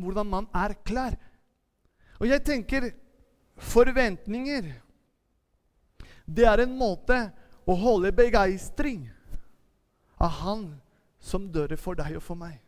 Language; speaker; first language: Norwegian; non-native, fluent; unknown